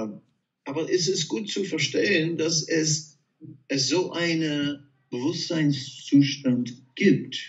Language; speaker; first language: German; non-native, fluent; Dutch